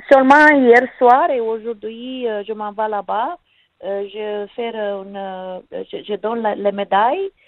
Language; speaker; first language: French; non-native, learner; Romanian